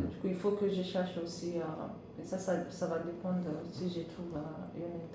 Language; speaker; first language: French; non-native, learner; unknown